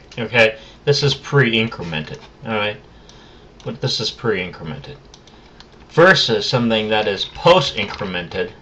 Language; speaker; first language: English; native; English